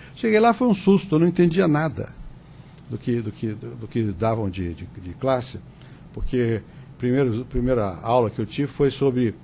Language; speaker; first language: Portuguese; native; Portuguese